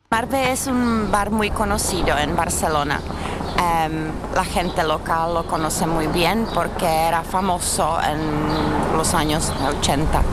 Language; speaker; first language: Spanish; non-native, fluent; Czech